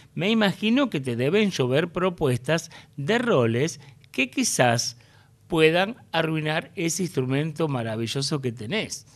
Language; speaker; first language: Spanish; native; Spanish